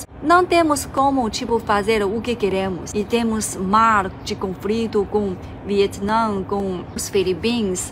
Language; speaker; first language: Portuguese; non-native, fluent; Chinese